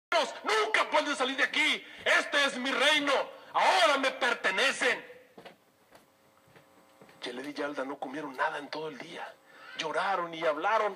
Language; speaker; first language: Spanish; native; Spanish